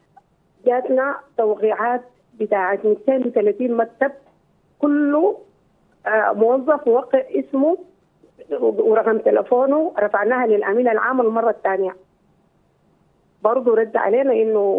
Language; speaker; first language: Arabic; native; Arabic